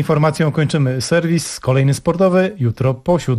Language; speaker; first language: Polish; native; Polish